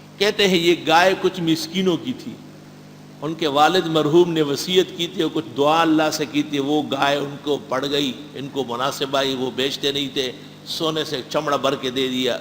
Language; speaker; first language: Urdu; non-native, local second language; Pashto